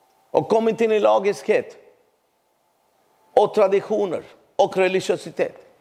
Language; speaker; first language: Swedish; non-native, fluent; Urdu